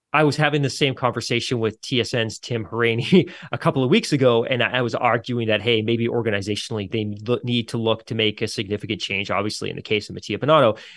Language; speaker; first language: English; native; English